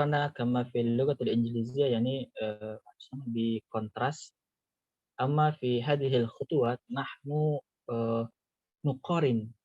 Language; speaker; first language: Arabic; non-native, learner; Indonesian